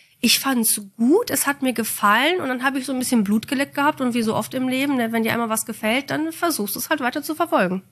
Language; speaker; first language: German; early bilingual, other home language; Polish